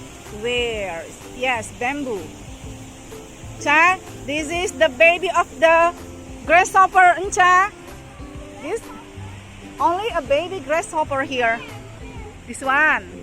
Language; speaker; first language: English; non-native, learner; Indonesian